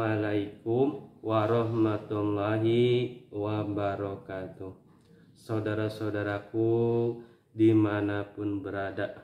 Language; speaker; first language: Indonesian; native; Indonesian